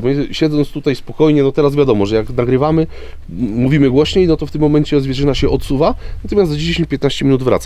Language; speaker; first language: Polish; native; Polish